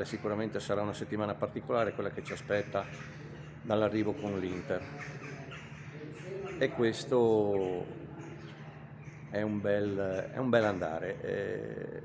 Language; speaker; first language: Italian; native; Italian